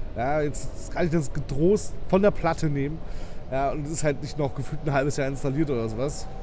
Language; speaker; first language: German; native; German